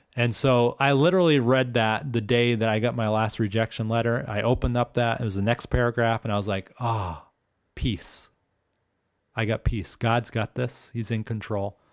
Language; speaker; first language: English; native; English